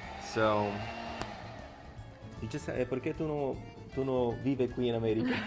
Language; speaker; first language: Italian; non-native, learner; English